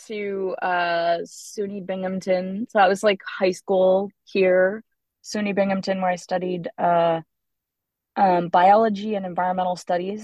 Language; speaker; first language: English; native; English